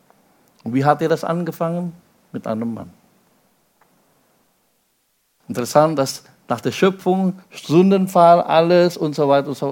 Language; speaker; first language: German; non-native, fluent; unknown